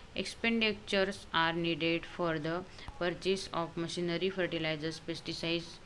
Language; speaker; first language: English; non-native, local second language; Hindi